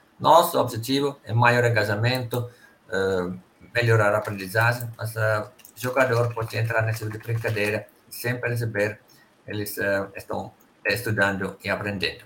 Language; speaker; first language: Portuguese; non-native, fluent; Finnish